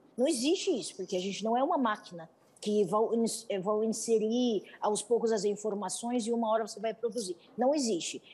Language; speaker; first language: Portuguese; non-native, fluent; Arabic